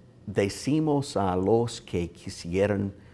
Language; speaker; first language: Spanish; non-native, learner; English